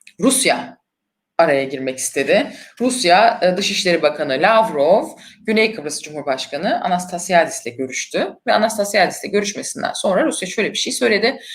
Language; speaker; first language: Turkish; native; Turkish